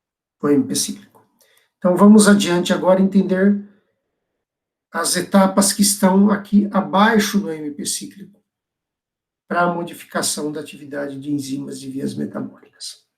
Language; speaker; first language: Portuguese; native; Portuguese